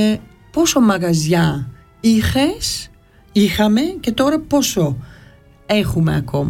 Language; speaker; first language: Greek; early bilingual, heritage; Greek